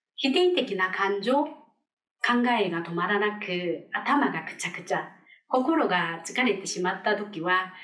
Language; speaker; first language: Japanese; non-native, fluent; Korean